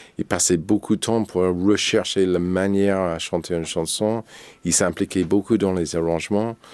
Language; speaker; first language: French; non-native, fluent; English